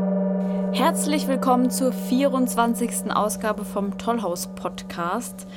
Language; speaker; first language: German; native; German